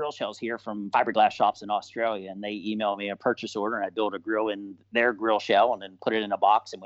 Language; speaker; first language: English; native; English